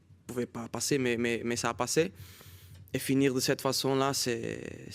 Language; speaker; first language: French; non-native, fluent; Portuguese